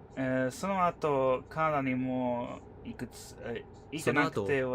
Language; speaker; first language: Japanese; non-native, learner; English